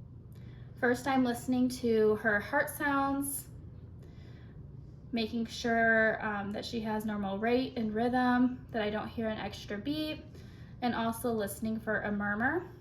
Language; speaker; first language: English; native; English